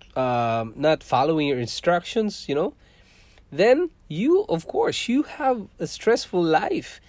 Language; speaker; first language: English; non-native, local second language; Cebuano